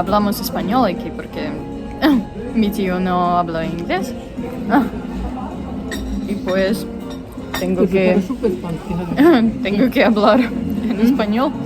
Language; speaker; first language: Spanish; non-native, learner; Russian